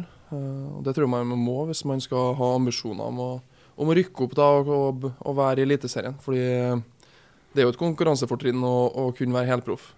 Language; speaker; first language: Norwegian; native; Norwegian